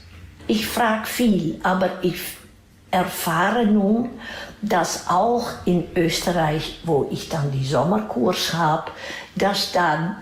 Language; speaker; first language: German; non-native, fluent; Dutch